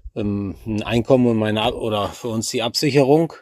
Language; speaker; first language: German; native; German